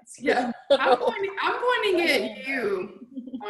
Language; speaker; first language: English; native; English